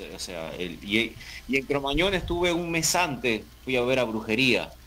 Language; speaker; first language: Spanish; native; Spanish